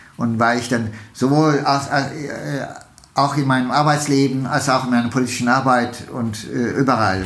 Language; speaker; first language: German; non-native, fluent; Turkish